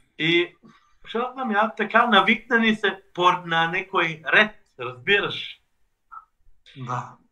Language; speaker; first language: Macedonian; non-native, fluent; German